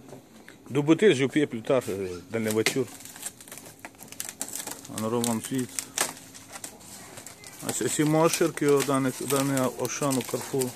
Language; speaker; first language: French; non-native, fluent; Russian